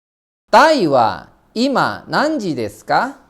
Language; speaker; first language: Japanese; non-native, fluent; Indonesian